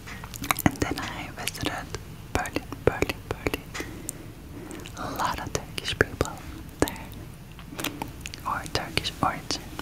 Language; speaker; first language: English; non-native, fluent; Turkish